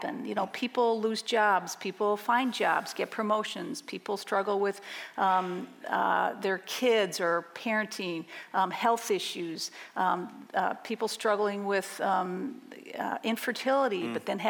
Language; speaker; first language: English; native; English